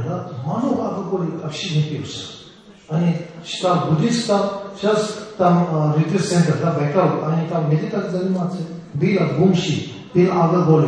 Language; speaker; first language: Russian; non-native, learner; Tibetan